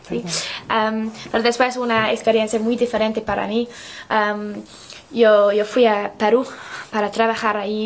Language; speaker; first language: Spanish; non-native, learner; English